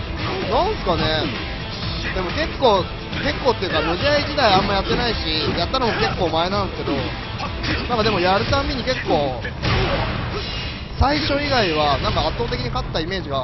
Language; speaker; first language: Japanese; native; Japanese